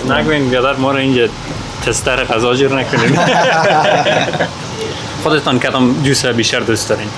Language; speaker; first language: Persian; native; Persian